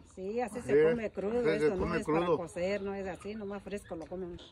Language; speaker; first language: Spanish; non-native, local second language; Mixtepec Mixtec